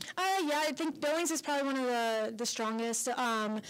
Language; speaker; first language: English; native; English